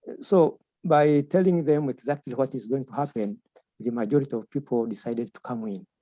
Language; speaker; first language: English; non-native, local second language; Swahili